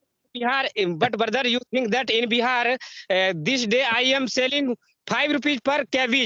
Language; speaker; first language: English; non-native, learner; Hindi